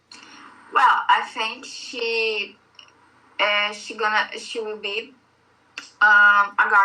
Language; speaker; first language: English; non-native, learner; Portuguese